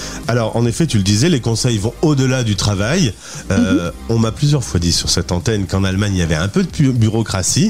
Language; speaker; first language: French; native; French